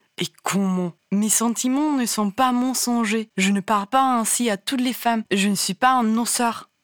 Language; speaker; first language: French; non-native, fluent; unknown